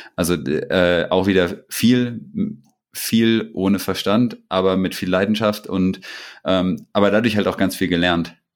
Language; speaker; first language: German; native; German